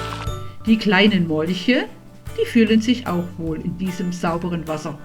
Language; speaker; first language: German; native; German